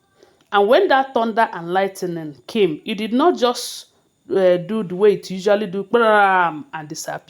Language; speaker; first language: English; non-native, local second language; Yoruba